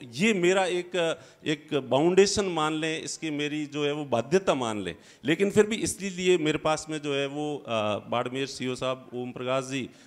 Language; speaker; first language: Hindi; native; Hindi